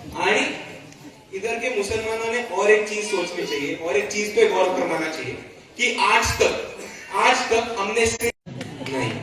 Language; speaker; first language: Hindi; non-native, local second language; Marathi